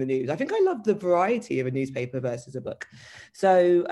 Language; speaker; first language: English; native; English